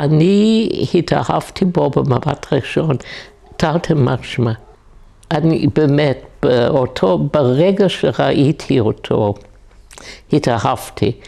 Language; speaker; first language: Hebrew; non-native, fluent; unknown